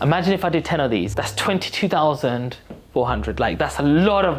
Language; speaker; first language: English; native; English